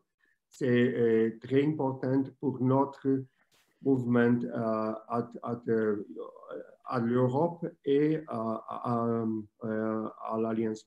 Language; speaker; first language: French; non-native, learner; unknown